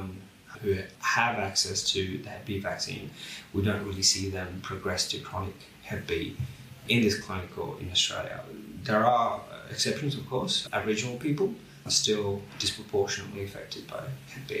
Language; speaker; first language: English; non-native, local second language; Bangla